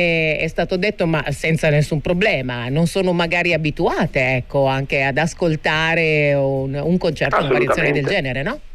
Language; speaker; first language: Italian; native; Italian